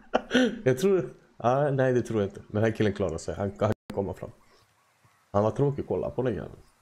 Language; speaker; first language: Swedish; native; Swedish